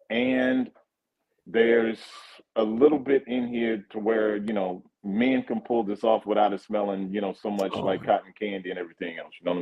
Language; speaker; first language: English; native; English